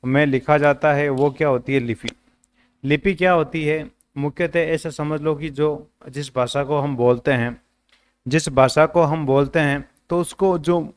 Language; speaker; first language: Hindi; native; Hindi